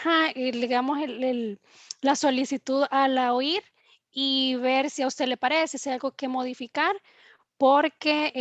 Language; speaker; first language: Spanish; native; Spanish